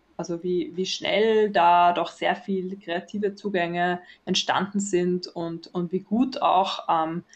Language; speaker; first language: German; native; German